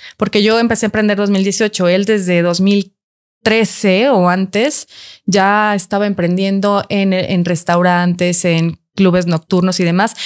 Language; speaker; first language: Spanish; native; Spanish